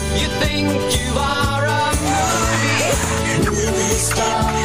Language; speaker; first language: Dutch; native; Dutch